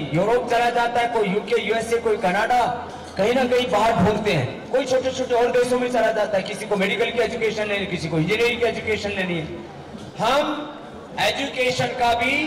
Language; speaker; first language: Hindi; native; Hindi